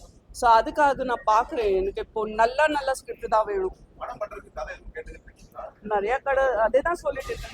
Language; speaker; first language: Tamil; non-native, fluent; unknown